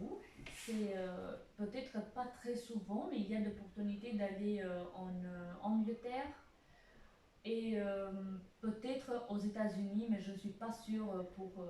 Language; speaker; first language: French; non-native, fluent; Albanian